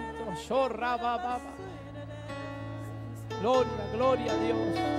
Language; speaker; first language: Spanish; native; Spanish